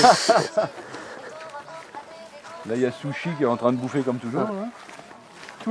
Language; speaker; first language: French; native; French